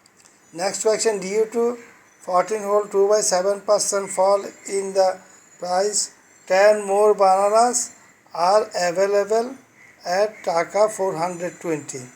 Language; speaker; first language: English; non-native, fluent; Bangla